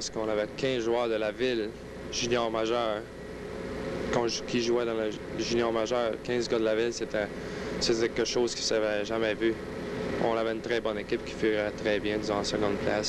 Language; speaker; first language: French; native; French